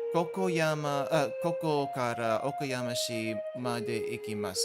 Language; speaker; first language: Japanese; non-native, learner; English